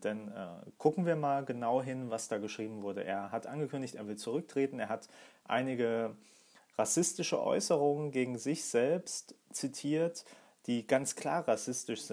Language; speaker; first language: German; native; German